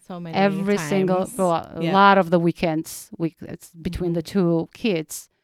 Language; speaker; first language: English; non-native, fluent; Georgian